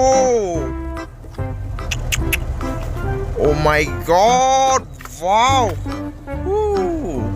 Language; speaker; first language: English; non-native, learner; Khmer